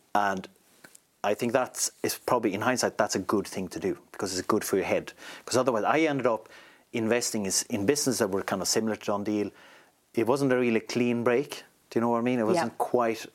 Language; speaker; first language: English; non-native, fluent; Swedish